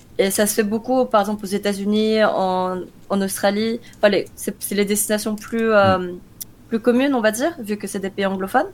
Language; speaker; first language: French; early bilingual, other home language; Korean